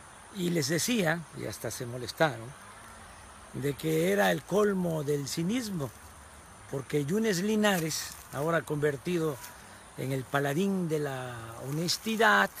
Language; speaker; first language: Spanish; native; Spanish